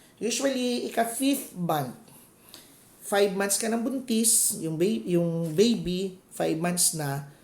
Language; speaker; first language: Filipino; non-native, local second language; Cebuano